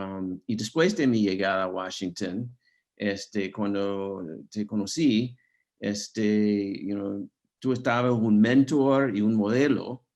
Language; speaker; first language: Spanish; non-native, fluent; English